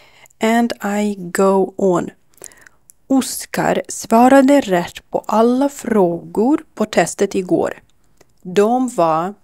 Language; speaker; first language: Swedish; non-native, learner; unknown